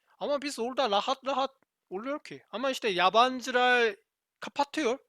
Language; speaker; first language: Turkish; non-native, learner; Korean